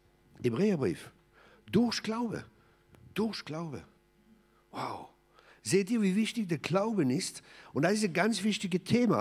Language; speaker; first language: German; non-native, fluent; French